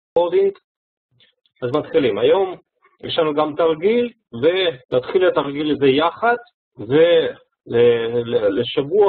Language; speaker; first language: Hebrew; non-native, fluent; Russian